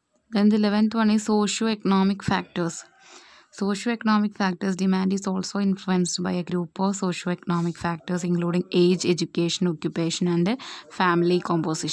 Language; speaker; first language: English; non-native, local second language; Malayalam